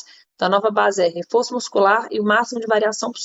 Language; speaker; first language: Portuguese; native; Portuguese